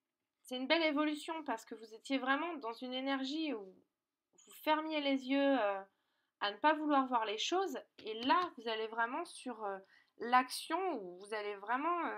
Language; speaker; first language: French; native; French